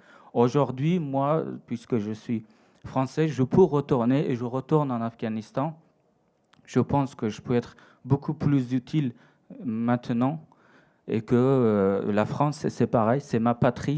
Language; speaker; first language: French; non-native, fluent; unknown